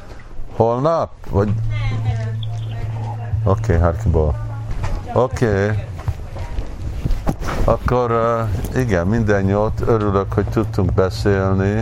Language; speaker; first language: Hungarian; early bilingual, heritage; Hungarian